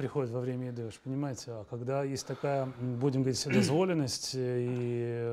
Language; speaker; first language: Russian; native; Russian